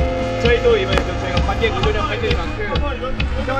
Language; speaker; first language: Korean; native; Korean